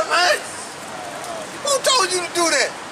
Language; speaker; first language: English; native; English